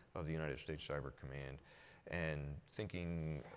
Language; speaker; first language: English; native; English